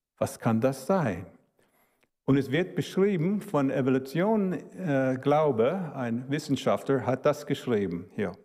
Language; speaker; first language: German; early bilingual, heritage; German